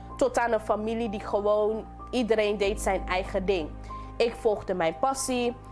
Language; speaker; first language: Dutch; non-native, local second language; English